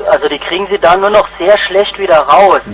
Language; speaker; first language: German; native; German